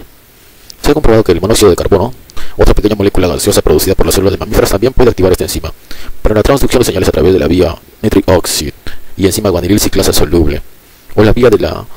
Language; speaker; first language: Spanish; native; Spanish